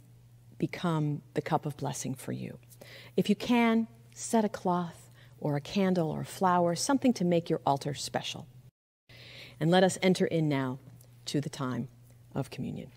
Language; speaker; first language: English; native; English